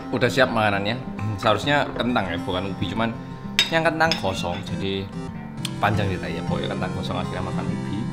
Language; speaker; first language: Indonesian; early bilingual, other home language; Korean